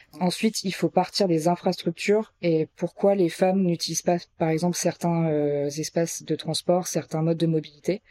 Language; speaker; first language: French; native; French